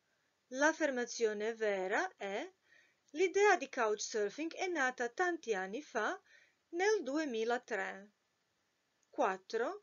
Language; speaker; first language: Italian; non-native, fluent; Croatian